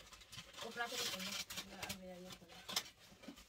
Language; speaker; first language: Norwegian; non-native, learner; Cebuano